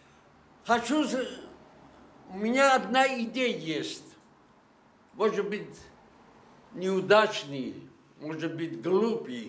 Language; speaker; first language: Russian; non-native, local second language; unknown